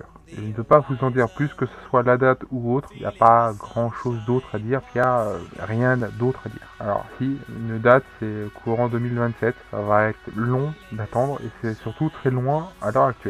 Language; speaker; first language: French; native; French